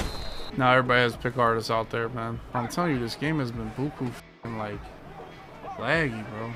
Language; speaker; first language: English; native; English